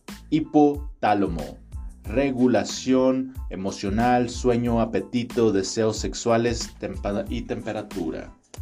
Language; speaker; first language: Spanish; native; Spanish